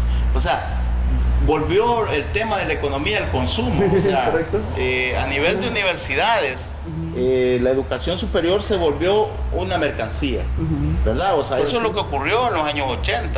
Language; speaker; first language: Spanish; native; Spanish